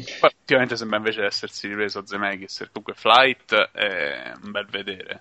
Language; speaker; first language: Italian; native; Italian